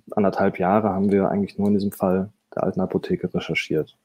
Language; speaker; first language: German; native; German